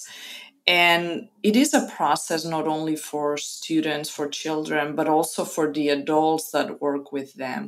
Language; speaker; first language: English; non-native, fluent; Spanish